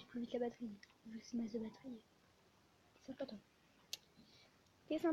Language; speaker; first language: French; native; French